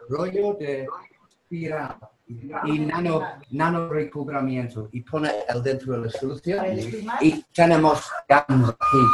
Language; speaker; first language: Spanish; non-native, learner; English